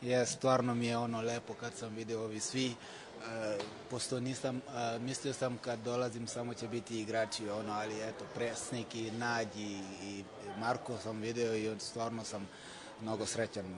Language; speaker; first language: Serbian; non-native, fluent; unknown